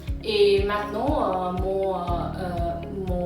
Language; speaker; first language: French; non-native, fluent; English